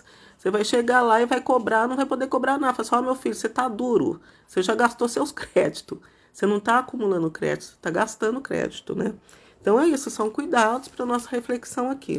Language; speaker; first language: Portuguese; native; Portuguese